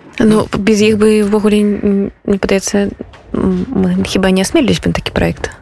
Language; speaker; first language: Belarusian; non-native, local second language; Russian